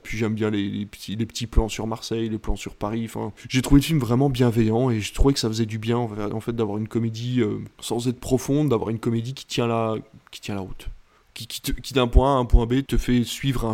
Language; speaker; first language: French; native; French